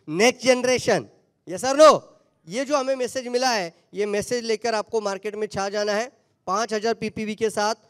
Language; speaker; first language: Hindi; non-native, local second language; Marathi